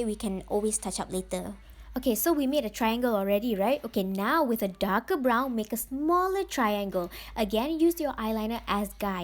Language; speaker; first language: English; non-native, local second language; Malay